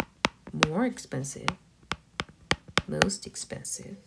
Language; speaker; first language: English; non-native, fluent; Korean